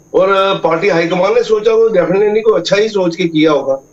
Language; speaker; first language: Hindi; native; Hindi